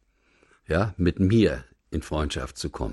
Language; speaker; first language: German; native; German